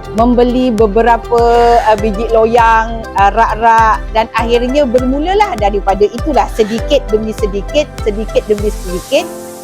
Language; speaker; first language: Malay; native; Malay